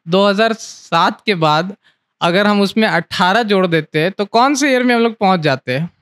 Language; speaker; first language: Hindi; native; Hindi